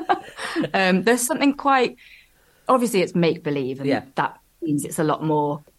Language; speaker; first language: English; native; English